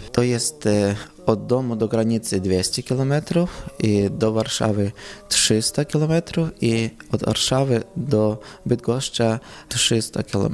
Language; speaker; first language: Polish; non-native, learner; Ukrainian